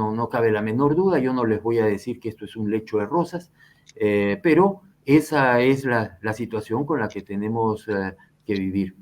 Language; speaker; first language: Spanish; native; Spanish